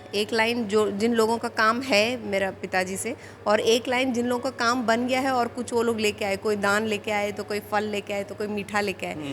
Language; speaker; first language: Hindi; non-native, local second language; Telugu